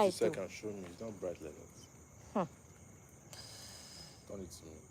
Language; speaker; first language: English; non-native, local second language; Igbo